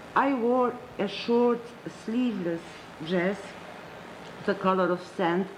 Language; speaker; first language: English; non-native, fluent; Romanian